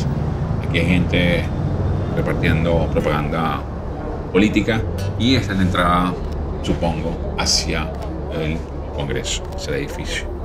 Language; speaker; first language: Spanish; native; Spanish